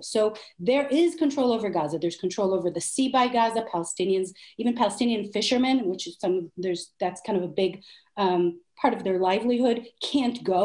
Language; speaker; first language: English; non-native, fluent; Hebrew